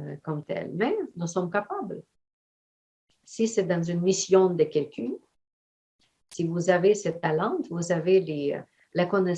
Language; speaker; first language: French; non-native, fluent; Ukrainian